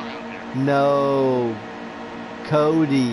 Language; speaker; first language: English; native; English